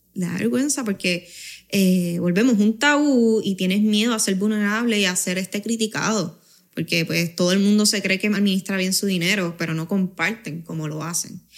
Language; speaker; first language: Spanish; native; Spanish